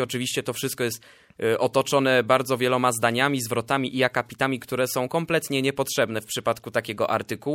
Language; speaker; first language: Polish; native; Polish